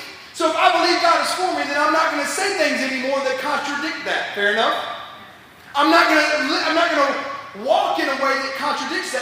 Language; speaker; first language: English; native; English